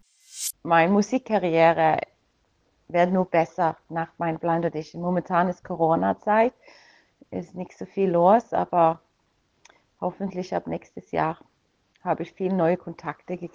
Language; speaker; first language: German; non-native, fluent; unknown